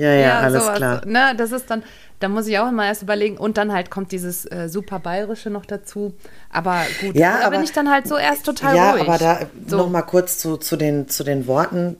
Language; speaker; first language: German; native; German